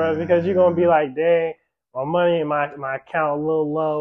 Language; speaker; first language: English; native; English